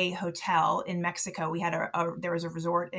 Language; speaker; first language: English; native; English